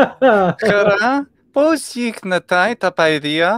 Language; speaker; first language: Greek; non-native, fluent; English